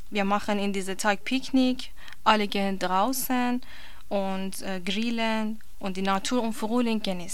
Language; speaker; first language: German; non-native, learner; Persian